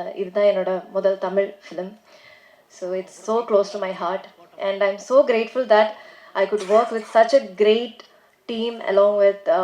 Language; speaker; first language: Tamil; non-native, learner; Malayalam